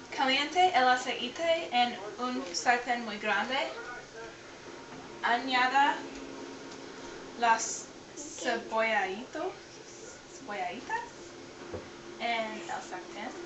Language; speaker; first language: Spanish; non-native, learner; English